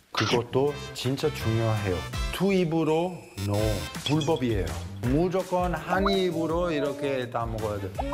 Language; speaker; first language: Korean; non-native, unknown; Italian